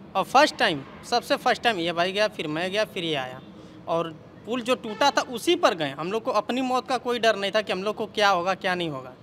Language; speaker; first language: Hindi; native; Hindi